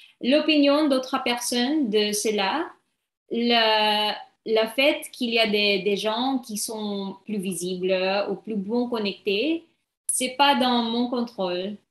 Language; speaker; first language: French; non-native, learner; English